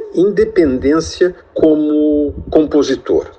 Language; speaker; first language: Portuguese; native; Portuguese